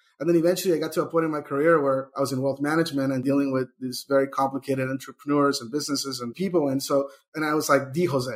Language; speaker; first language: English; early bilingual, other home language; Spanish